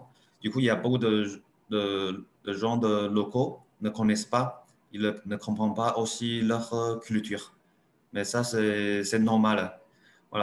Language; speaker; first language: French; non-native, learner; Chinese